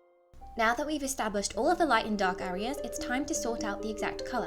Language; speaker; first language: English; native; English